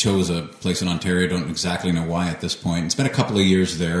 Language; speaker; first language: English; native; English